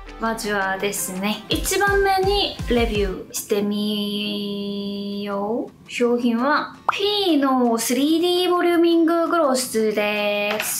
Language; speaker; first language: Japanese; non-native, fluent; Korean